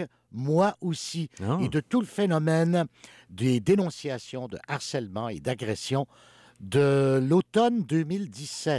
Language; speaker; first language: French; native; French